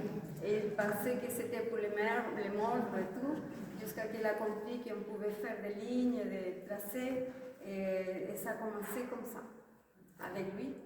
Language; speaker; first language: French; non-native, fluent; Spanish